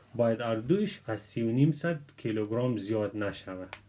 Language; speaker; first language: Persian; non-native, local second language; Pashto